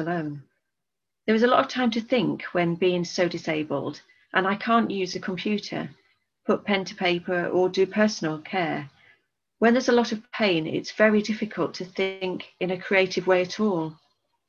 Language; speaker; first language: English; native; English